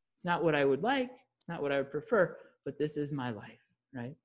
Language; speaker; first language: English; native; English